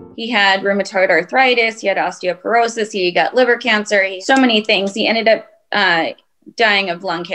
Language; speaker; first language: English; native; English